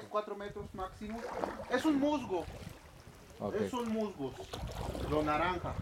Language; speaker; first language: Spanish; native; Spanish